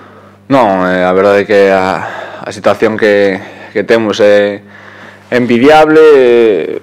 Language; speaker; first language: Galician; native; Galician